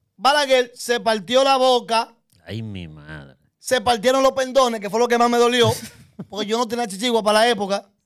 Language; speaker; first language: Spanish; native; Spanish